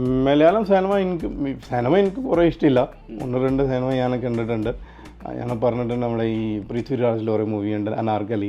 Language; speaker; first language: Malayalam; non-native, fluent; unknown